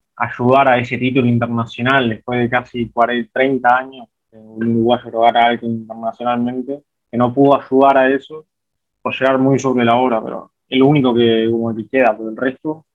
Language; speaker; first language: Spanish; native; Spanish